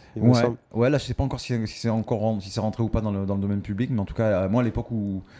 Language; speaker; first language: French; native; French